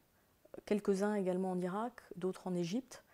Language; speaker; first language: French; native; French